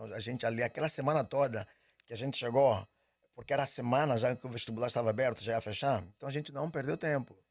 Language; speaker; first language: Portuguese; native; Portuguese